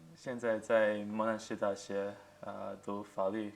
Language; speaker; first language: Chinese; early bilingual, other home language; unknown